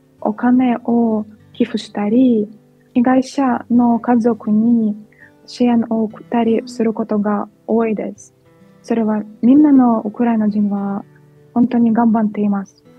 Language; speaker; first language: Japanese; non-native, fluent; Ukrainian